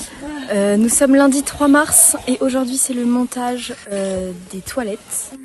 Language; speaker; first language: French; native; French